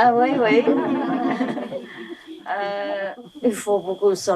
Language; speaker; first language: French; non-native, learner; Vietnamese